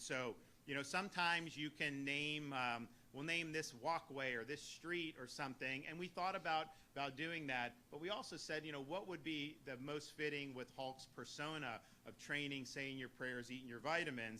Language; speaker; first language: English; native; English